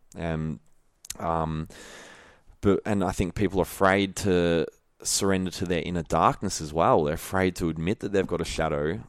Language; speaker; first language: English; native; English